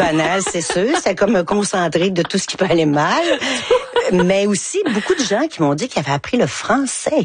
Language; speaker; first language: French; native; French